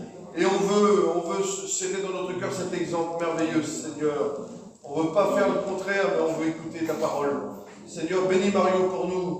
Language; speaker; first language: French; native; French